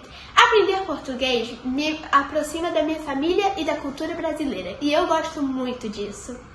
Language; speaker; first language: Portuguese; early bilingual, heritage; Portuguese